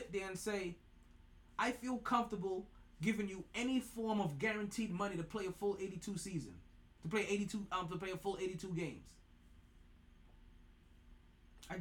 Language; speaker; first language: English; native; English